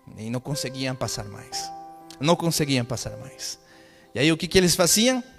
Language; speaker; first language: Portuguese; non-native, fluent; Spanish